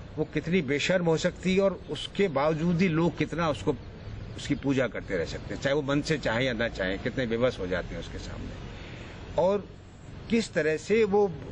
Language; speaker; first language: Hindi; native; Hindi